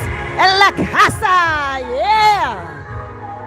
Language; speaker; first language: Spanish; non-native, learner; English